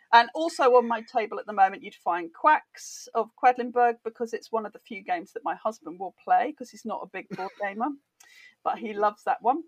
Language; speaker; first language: English; native; English